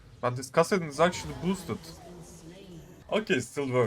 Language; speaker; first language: English; non-native, learner; Turkish